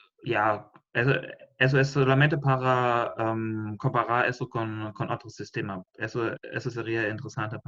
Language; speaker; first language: Spanish; non-native, fluent; German